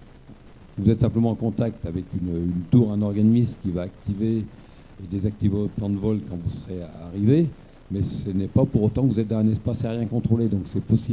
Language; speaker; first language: French; native; French